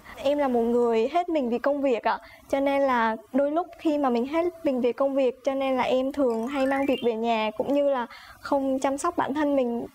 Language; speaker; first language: Vietnamese; native; Vietnamese